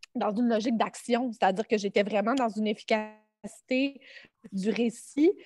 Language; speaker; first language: French; native; French